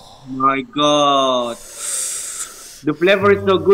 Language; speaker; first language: English; non-native, learner; Indonesian